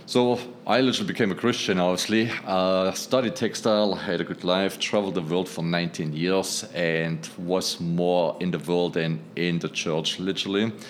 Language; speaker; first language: English; non-native, fluent; German